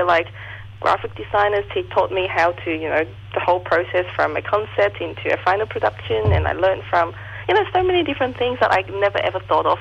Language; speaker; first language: English; non-native, local second language; Cantonese